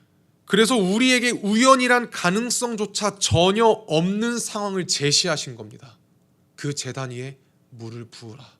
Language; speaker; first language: Korean; native; Korean